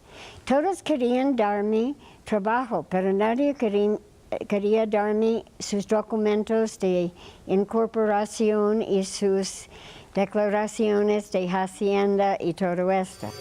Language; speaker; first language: Spanish; non-native, fluent; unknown